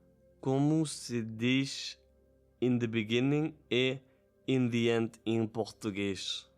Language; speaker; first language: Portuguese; non-native, learner; German